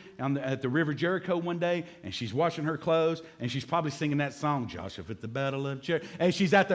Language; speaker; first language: English; native; English